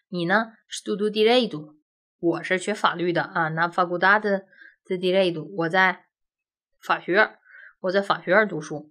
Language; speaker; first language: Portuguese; non-native, fluent; Chinese